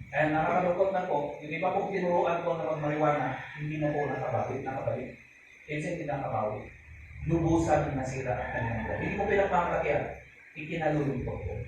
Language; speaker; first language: Filipino; non-native, local second language; Hiligaynon